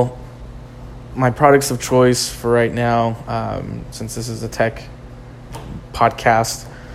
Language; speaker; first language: English; native; English